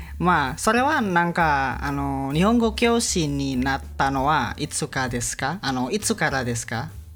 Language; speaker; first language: Japanese; non-native, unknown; Indonesian